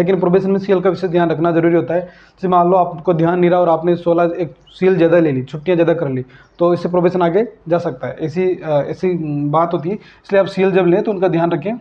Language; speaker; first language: Hindi; native; Hindi